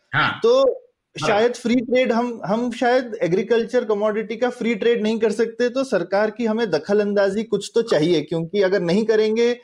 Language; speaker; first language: Hindi; native; Hindi